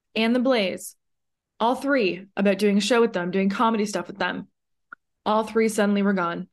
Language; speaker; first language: English; native; English